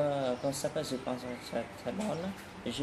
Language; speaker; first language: French; non-native, learner; Khmer